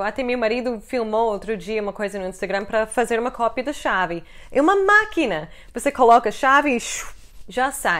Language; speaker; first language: Portuguese; non-native, fluent; English